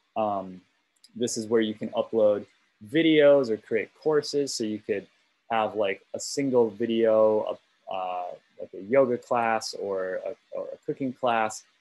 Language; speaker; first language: English; native; English